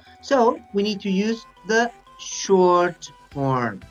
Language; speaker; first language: English; non-native, fluent; Spanish